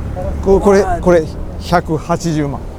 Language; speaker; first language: Japanese; native; Japanese